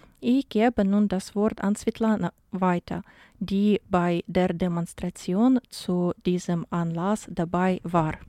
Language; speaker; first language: German; non-native, fluent; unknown